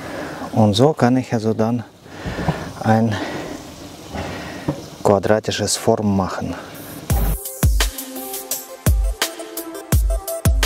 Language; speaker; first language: German; non-native, learner; Russian